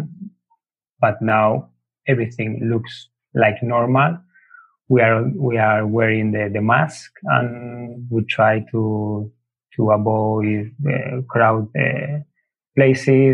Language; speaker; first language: English; non-native, fluent; Spanish